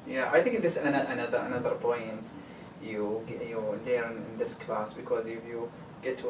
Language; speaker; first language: English; non-native, learner; Arabic